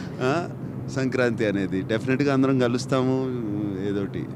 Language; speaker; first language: Telugu; native; Telugu